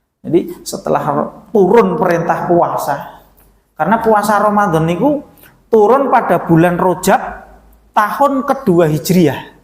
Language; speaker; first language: Indonesian; non-native, local second language; Javanese